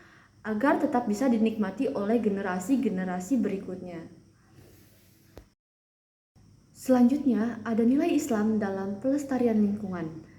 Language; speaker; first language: Indonesian; native; Indonesian